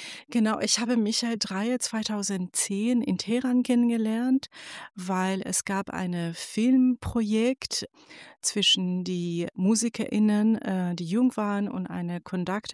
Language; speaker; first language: German; non-native, fluent; Persian